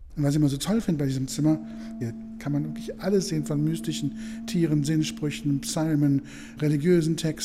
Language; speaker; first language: German; native; German